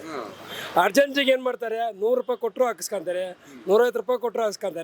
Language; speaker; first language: Kannada; native; Kannada